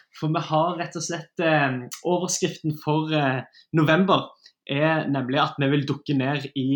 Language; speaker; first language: Norwegian; native; Norwegian